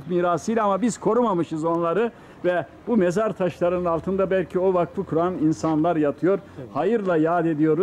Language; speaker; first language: Turkish; native; Turkish